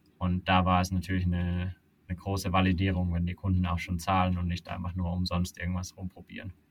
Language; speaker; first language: German; non-native, fluent; Finnish